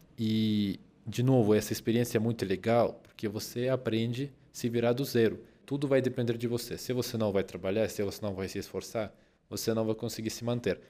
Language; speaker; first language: Portuguese; non-native, fluent; Russian